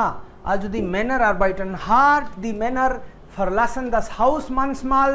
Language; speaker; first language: German; non-native, fluent; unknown